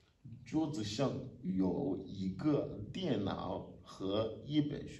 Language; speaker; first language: Chinese; non-native, learner; French